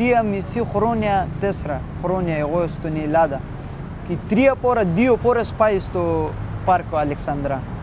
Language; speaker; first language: Greek; non-native, learner; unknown